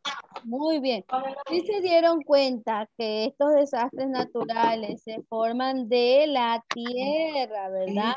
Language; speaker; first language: Spanish; native; Spanish